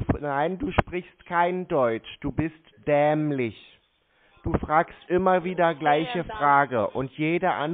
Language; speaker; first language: German; native; German